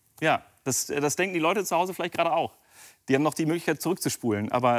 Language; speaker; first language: German; native; German